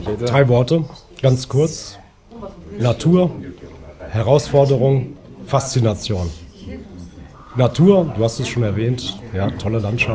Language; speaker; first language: German; native; German